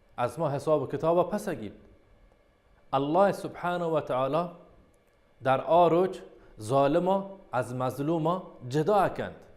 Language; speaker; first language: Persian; non-native, local second language; Baluchi